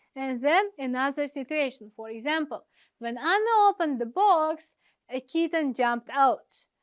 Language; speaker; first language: English; non-native, fluent; Uzbek